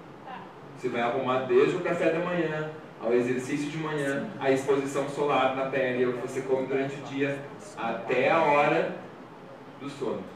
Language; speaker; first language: Portuguese; native; Portuguese